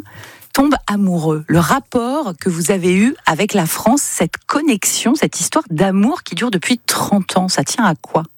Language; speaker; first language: French; native; French